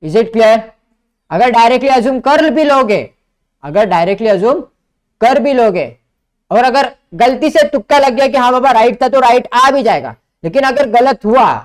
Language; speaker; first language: Hindi; non-native, local second language; Marathi